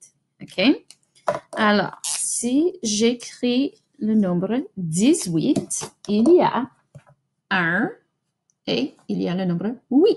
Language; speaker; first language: French; non-native, fluent; English